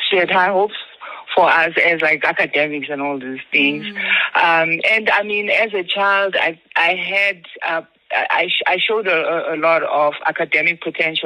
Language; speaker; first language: English; non-native, local second language; Zulu